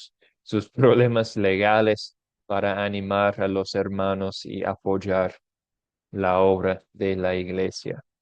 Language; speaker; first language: Spanish; non-native, fluent; English